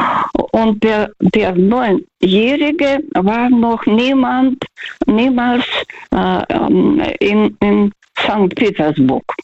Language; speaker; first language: German; early bilingual, heritage; Russian